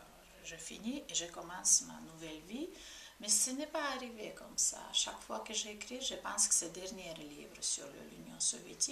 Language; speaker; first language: French; non-native, fluent; Georgian